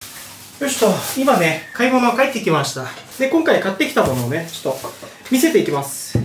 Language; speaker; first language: Japanese; native; Japanese